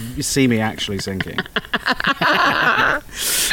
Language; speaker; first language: English; native; English